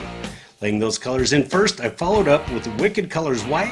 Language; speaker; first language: English; native; English